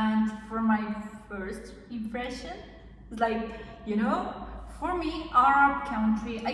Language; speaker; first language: English; non-native, learner; Kazakh